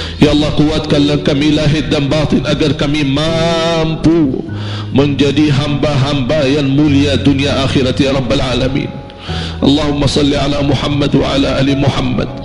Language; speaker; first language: Malay; non-native, fluent; Arabic